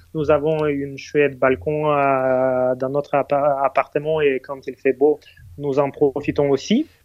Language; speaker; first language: French; non-native, fluent; Russian